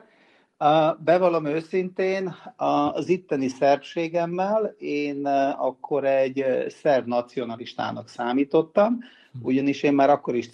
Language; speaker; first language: Hungarian; non-native, local second language; Serbian